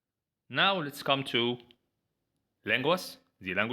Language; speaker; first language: English; non-native, fluent; Arabic